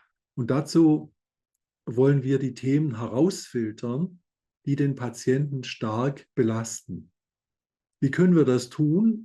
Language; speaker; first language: German; native; German